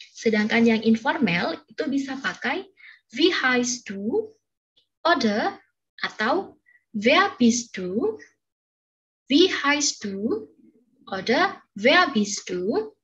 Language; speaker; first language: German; non-native, fluent; Indonesian